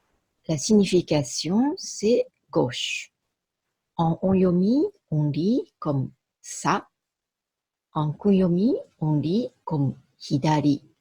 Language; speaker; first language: French; non-native, fluent; Japanese